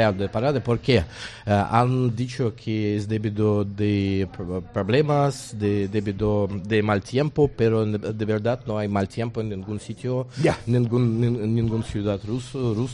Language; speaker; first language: Spanish; non-native, learner; Russian